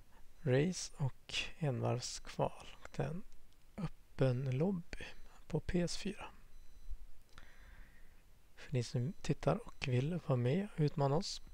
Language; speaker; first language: Swedish; native; Swedish